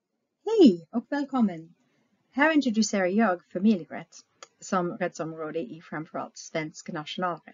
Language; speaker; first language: Swedish; non-native, fluent; English